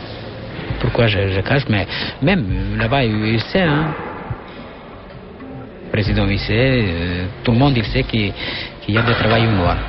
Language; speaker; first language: French; non-native, learner; Albanian